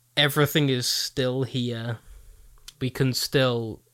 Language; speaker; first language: English; native; English